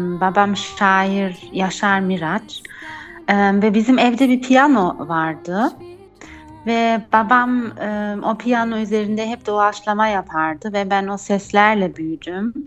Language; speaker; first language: Turkish; early bilingual, heritage; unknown